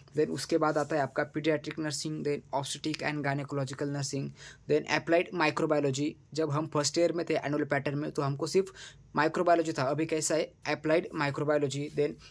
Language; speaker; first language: Hindi; non-native, local second language; Marathi